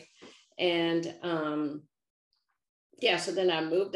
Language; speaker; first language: English; native; English